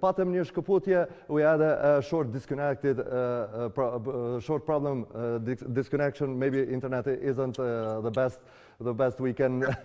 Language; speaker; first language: English; non-native, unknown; Albanian